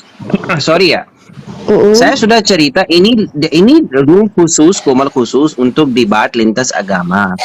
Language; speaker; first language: Indonesian; non-native, learner; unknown